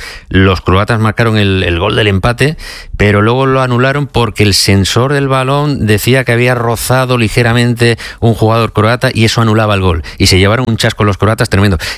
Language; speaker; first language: Spanish; native; Spanish